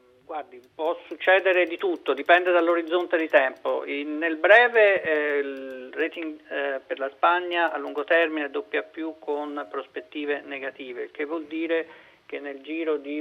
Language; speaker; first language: Italian; native; Italian